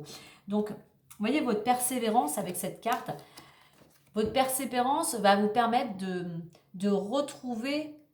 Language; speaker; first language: French; native; French